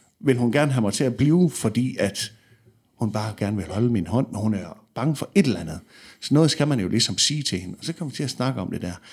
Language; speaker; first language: Danish; native; Danish